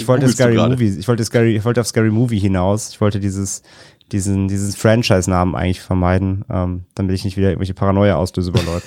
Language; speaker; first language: German; native; German